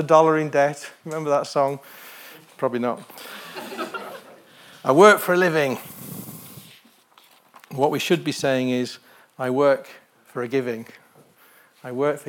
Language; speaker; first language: English; native; English